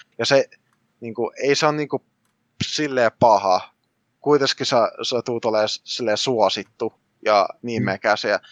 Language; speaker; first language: Finnish; early bilingual, other home language; Russian